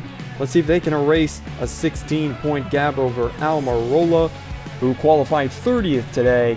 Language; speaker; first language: English; native; English